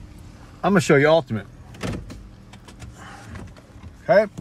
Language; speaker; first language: English; native; English